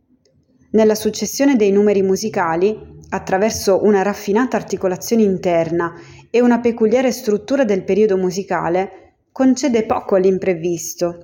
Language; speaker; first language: Italian; native; Italian